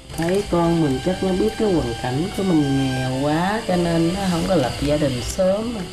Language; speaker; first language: Vietnamese; non-native, fluent; Khmer